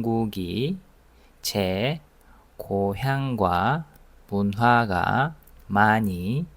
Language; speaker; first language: Korean; non-native, fluent; Russian